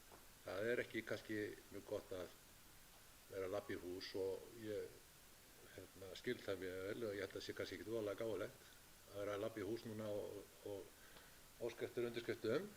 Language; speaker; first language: Icelandic; native; Icelandic